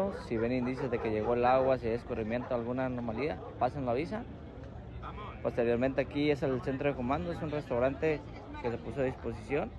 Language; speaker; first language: Spanish; native; Spanish